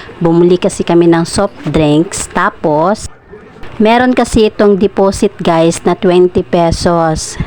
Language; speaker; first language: Filipino; non-native, local second language; Cebuano